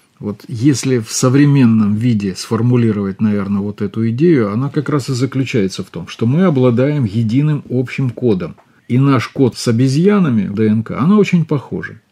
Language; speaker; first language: Russian; native; Russian